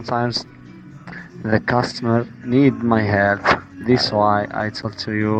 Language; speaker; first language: English; non-native, learner; Arabic